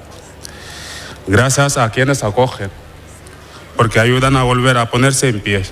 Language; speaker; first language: Spanish; non-native, fluent; Wolof